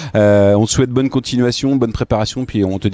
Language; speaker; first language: French; native; French